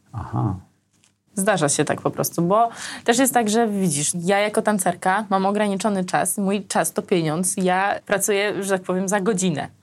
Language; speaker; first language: Polish; early bilingual, other home language; Armenian